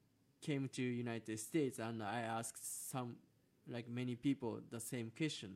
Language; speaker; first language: English; non-native, learner; Japanese